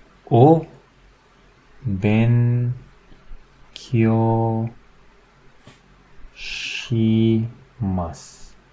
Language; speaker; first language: Japanese; non-native, learner; English